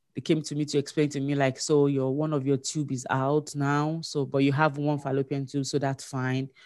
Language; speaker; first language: English; non-native, local second language; Yoruba